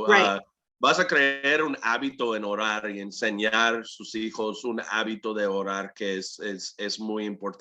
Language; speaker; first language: Spanish; early bilingual, heritage; English